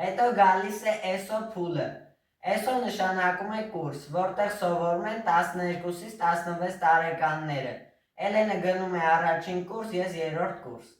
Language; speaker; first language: Armenian; early bilingual, heritage; Armenian